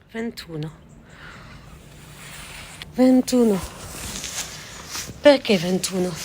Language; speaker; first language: Italian; non-native, learner; French